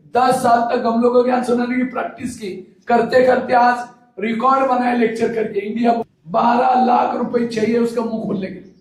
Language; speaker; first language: Hindi; non-native, local second language; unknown